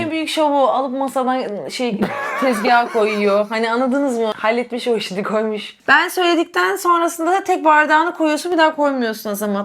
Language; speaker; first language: Turkish; native; Turkish